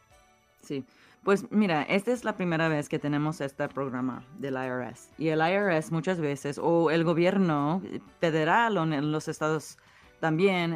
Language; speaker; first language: Spanish; early bilingual, heritage; English